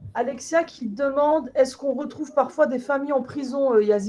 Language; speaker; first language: French; native; French